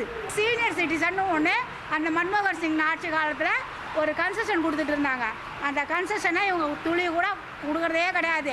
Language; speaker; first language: Tamil; native; Tamil